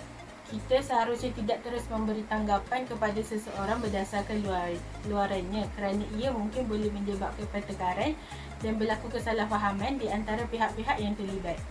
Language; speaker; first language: Malay; native; Malay